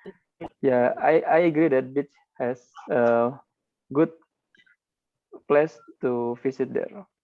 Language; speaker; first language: English; non-native, learner; Indonesian